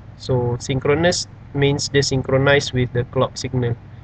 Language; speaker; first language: English; non-native, local second language; Malay